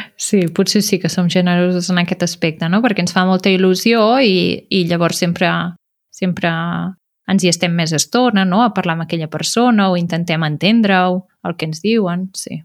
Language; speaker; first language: Catalan; native; Catalan